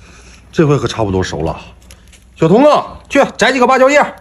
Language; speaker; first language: Chinese; native; Chinese